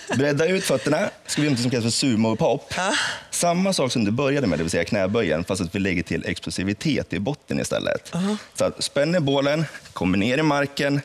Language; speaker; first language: Swedish; native; Swedish